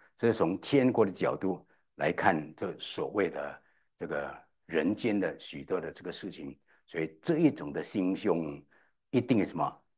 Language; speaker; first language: Chinese; native; Chinese